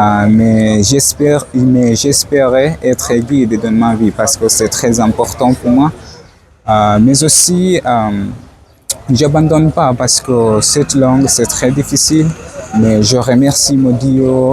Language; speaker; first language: French; non-native, learner; Swahili